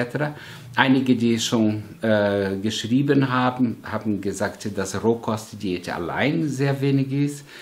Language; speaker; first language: German; non-native, fluent; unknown